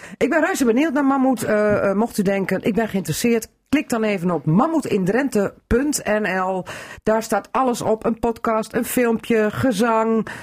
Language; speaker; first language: Dutch; native; Dutch